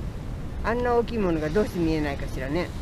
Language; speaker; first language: Japanese; native; Japanese